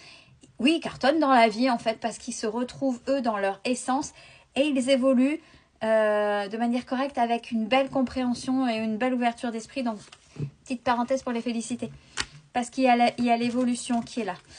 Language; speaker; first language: French; native; French